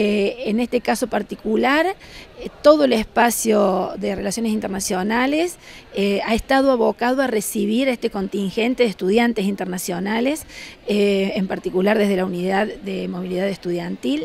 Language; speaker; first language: Spanish; native; Spanish